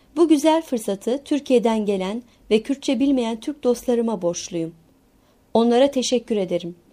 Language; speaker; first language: Turkish; non-native, local second language; Kurdish